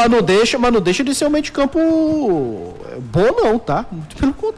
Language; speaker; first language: Portuguese; native; Portuguese